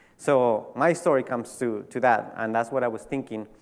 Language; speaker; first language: English; early bilingual, other home language; Spanish